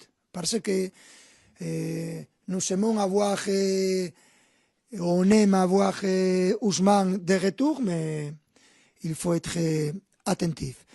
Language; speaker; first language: French; non-native, fluent; Spanish